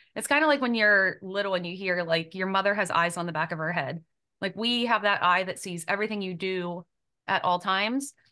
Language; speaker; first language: English; native; English